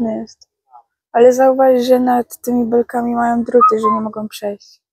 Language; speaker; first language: Polish; native; Polish